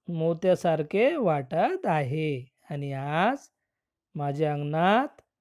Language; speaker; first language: Marathi; non-native, local second language; Urdu